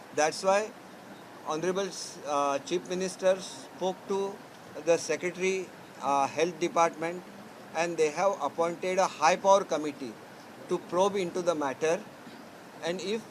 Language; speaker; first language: English; non-native, local second language; Marathi